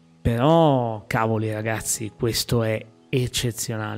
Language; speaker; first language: Italian; native; Italian